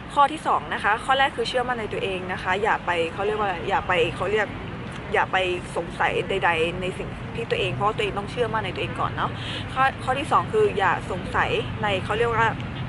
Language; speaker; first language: Thai; native; Thai